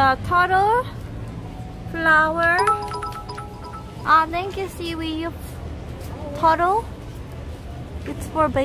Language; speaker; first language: English; non-native, learner; Korean